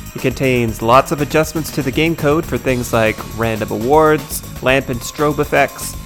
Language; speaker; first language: English; native; English